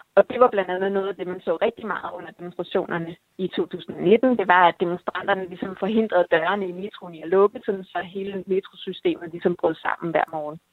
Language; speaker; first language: Danish; native; Danish